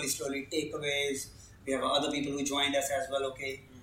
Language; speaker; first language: English; non-native, local second language; Punjabi